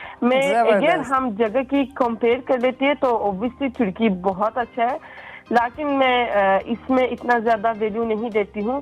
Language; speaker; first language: Hindi; non-native, fluent; Turkish